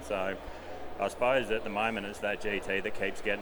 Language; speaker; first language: English; native; English